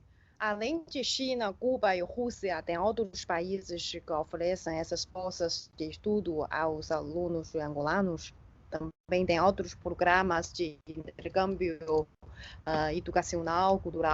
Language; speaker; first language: Portuguese; non-native, fluent; Chinese